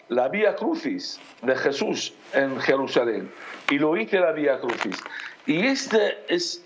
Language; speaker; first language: Spanish; non-native, fluent; Aramaic